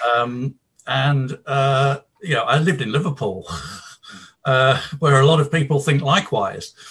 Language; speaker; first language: English; native; English